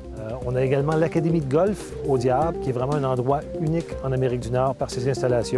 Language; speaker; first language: French; native; French